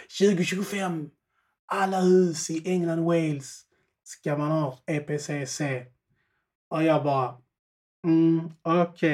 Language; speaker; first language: Swedish; early bilingual, other home language; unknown